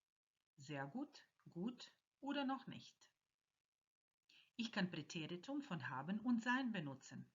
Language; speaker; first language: German; non-native, fluent; Croatian